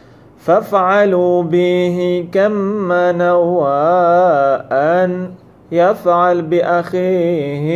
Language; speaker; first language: Arabic; non-native, local second language; Hebrew